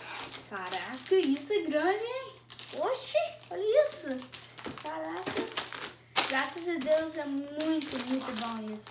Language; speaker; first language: Portuguese; early bilingual, heritage; Portuguese